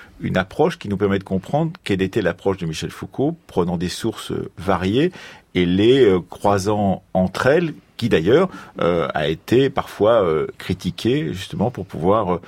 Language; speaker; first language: French; native; French